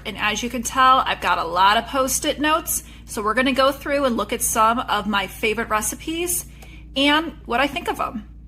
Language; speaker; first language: English; native; English